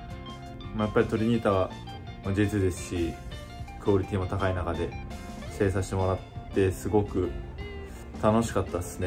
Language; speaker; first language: Japanese; native; Japanese